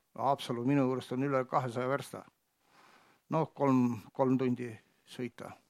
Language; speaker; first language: Estonian; native; Estonian